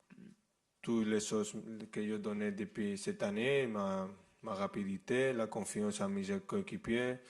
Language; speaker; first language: French; non-native, fluent; Spanish